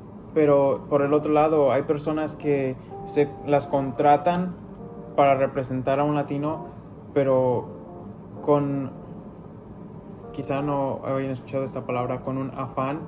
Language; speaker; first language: Spanish; early bilingual, other home language; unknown